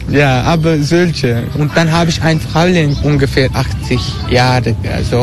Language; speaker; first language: German; non-native, learner; Turkish